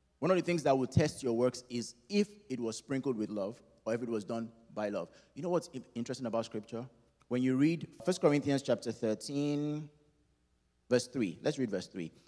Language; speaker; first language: English; non-native, local second language; Yoruba